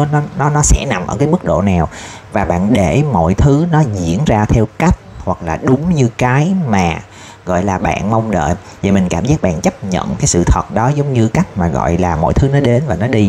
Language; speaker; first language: Vietnamese; native; Vietnamese